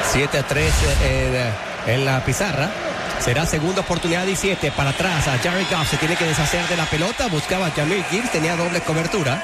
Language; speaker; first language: Spanish; native; Spanish